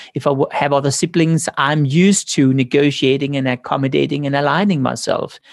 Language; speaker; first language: English; non-native, fluent; Danish